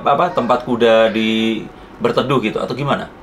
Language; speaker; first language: Indonesian; native; Indonesian